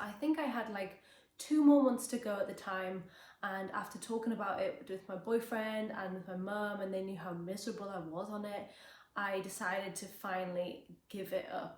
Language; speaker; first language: English; native; English